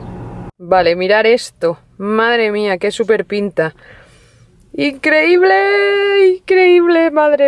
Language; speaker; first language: Spanish; native; Spanish